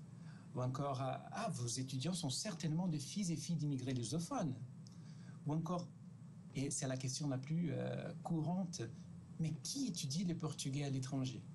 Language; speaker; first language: French; non-native, fluent; Portuguese